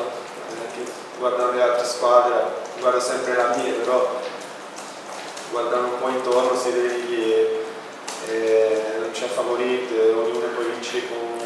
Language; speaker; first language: Italian; non-native, fluent; Portuguese